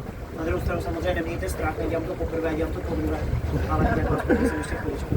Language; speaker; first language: Czech; native; Czech